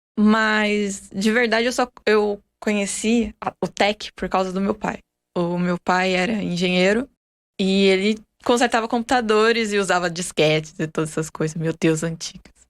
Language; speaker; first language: Portuguese; native; Portuguese